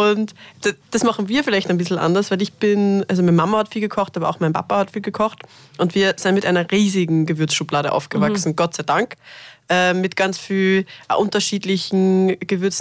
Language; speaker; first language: German; native; German